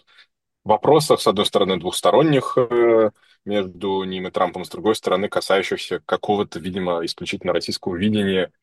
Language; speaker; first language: Russian; native; Russian